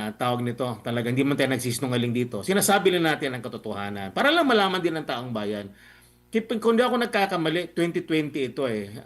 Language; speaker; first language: Filipino; non-native, local second language; Cebuano